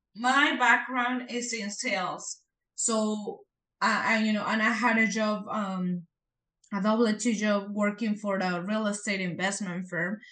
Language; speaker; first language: English; non-native, fluent; Spanish